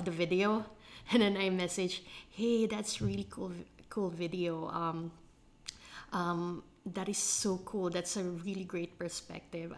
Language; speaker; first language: English; non-native, local second language; Filipino